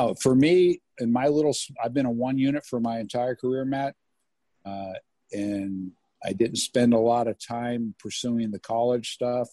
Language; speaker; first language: English; native; English